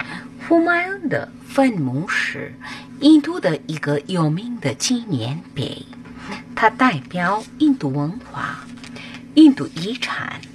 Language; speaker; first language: Chinese; non-native, fluent; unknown